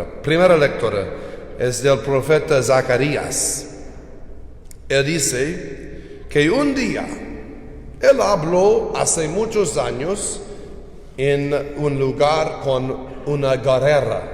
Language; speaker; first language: Spanish; non-native, learner; English